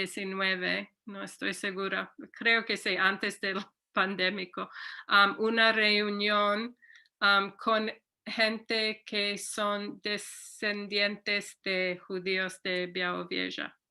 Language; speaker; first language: Spanish; non-native, fluent; English